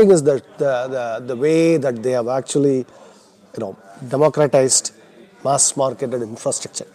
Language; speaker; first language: English; non-native, local second language; Tamil